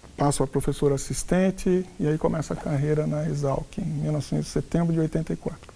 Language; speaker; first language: Portuguese; non-native, local second language; Spanish